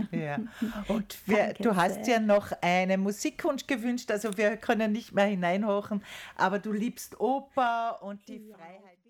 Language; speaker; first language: German; native; German